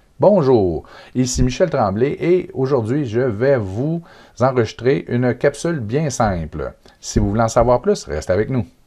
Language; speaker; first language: French; native; French